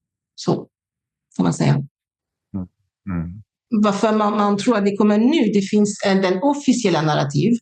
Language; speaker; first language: Swedish; non-native, fluent; French